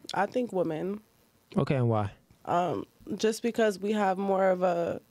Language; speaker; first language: English; native; English